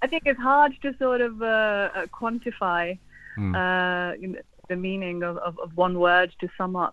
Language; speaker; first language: English; native; English